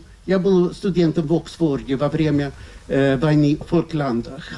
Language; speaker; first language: Russian; non-native, fluent; Swedish